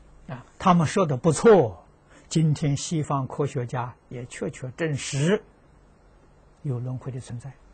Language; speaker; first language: Chinese; native; Chinese